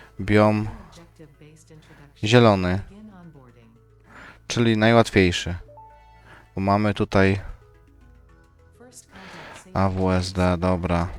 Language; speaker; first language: Polish; native; Polish